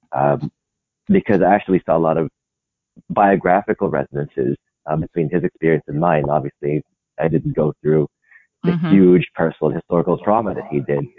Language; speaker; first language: English; non-native, local second language; Filipino